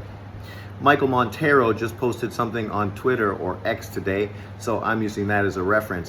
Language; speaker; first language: English; native; English